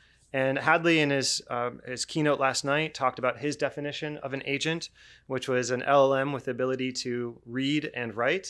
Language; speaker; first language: English; native; English